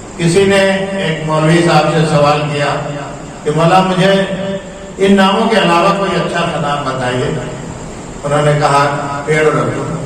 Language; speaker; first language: Urdu; native; Urdu